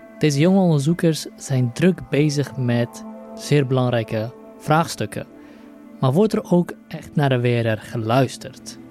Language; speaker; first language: Dutch; native; Dutch